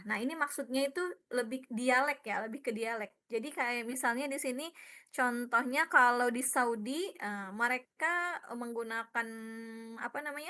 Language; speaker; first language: Indonesian; native; Indonesian